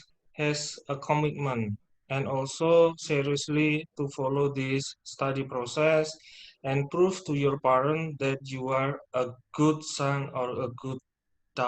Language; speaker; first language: English; non-native, fluent; Indonesian